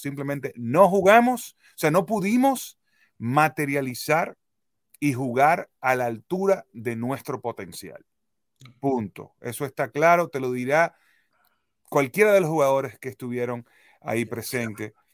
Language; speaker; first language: Spanish; native; Spanish